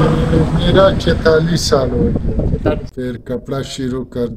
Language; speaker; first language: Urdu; non-native, learner; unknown